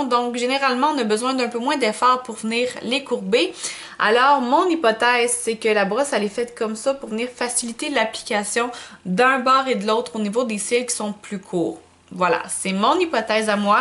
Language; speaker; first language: French; native; French